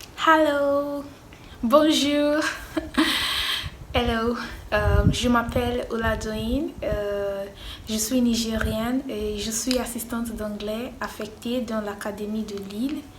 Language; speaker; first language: French; non-native, fluent; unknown